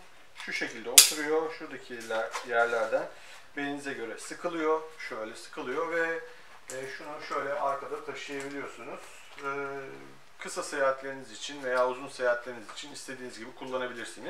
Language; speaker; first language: Turkish; native; Turkish